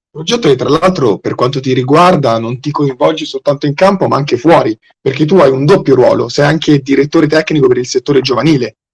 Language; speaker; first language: Italian; native; Italian